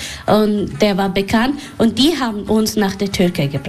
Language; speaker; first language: German; non-native, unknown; Persian